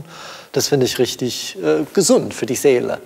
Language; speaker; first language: German; non-native, fluent; English